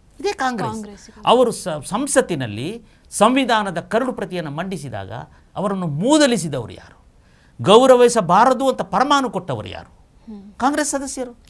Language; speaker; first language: Kannada; non-native, local second language; Kodava